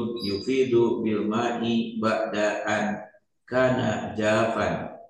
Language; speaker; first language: Arabic; non-native, learner; Indonesian